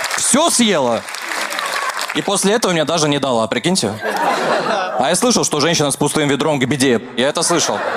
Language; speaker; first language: Russian; early bilingual, other home language; Armenian